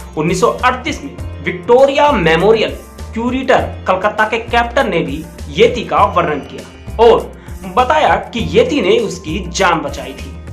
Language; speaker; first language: Hindi; native; Hindi